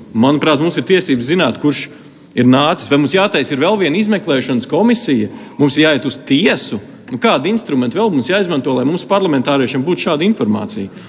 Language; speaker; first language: Latvian; native; Latvian